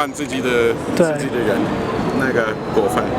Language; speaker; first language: Chinese; non-native, fluent; English